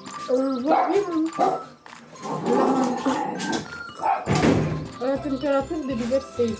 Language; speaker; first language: French; non-native, learner; Romanian